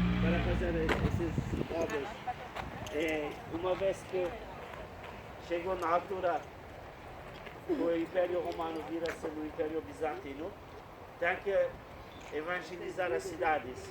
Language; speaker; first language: Portuguese; non-native, fluent; Turkish